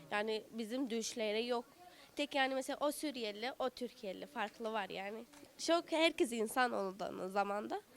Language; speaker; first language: Turkish; early bilingual, other home language; Arabic